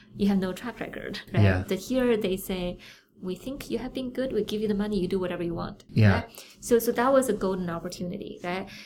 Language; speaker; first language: English; non-native, fluent; Chinese